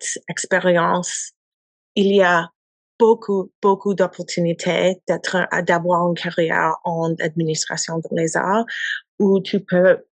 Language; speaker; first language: French; non-native, learner; English